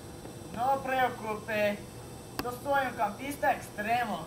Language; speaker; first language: Spanish; non-native, learner; English